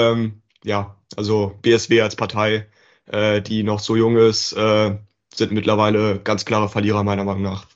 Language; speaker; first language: German; native; German